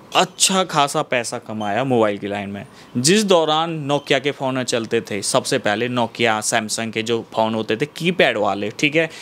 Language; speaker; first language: Hindi; native; Hindi